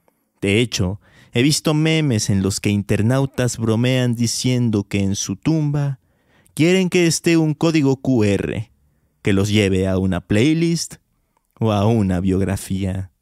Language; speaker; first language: Spanish; native; Spanish